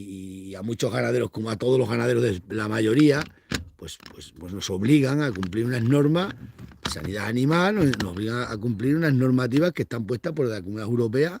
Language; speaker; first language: Spanish; native; Spanish